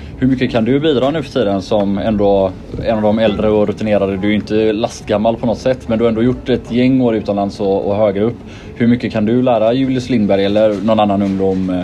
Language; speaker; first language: Swedish; native; Swedish